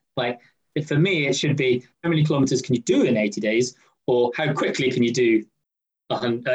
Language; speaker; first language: English; native; English